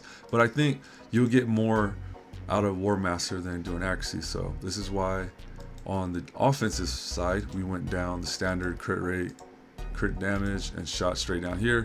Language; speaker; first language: English; native; English